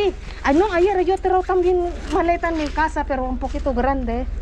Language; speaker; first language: Spanish; non-native, learner; Filipino